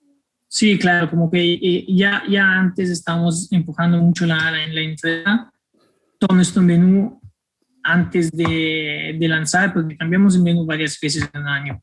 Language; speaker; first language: Spanish; non-native, fluent; Italian